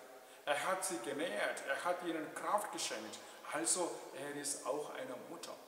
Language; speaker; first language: German; non-native, fluent; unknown